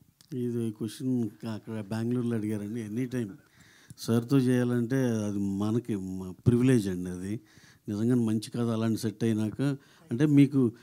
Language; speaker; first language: Telugu; native; Telugu